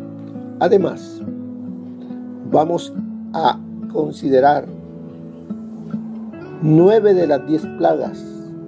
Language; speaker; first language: Spanish; native; Spanish